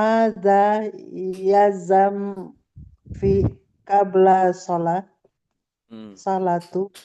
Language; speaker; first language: Arabic; non-native, learner; Indonesian